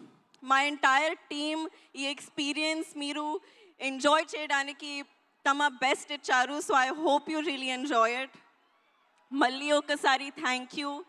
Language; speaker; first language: Telugu; non-native, learner; Hindi